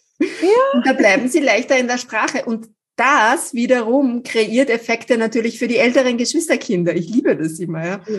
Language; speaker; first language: German; native; German